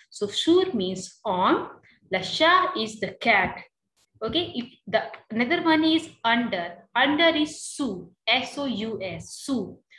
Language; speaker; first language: English; non-native, local second language; Hindi